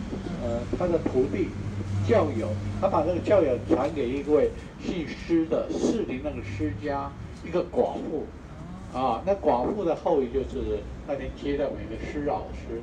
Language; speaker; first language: Chinese; native; Chinese